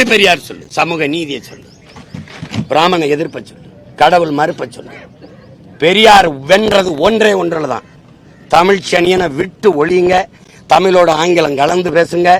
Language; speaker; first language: Tamil; native; Tamil